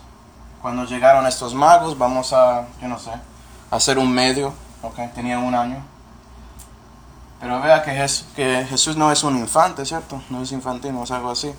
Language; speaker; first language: Spanish; non-native, fluent; English